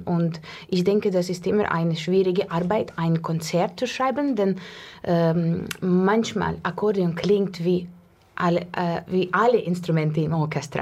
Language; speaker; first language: German; non-native, learner; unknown